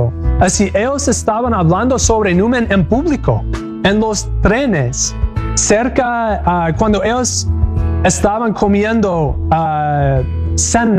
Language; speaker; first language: Spanish; non-native, learner; English